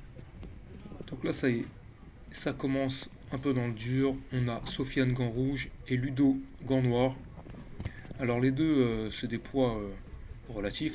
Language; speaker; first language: French; native; French